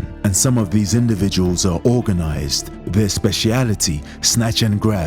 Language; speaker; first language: English; native; English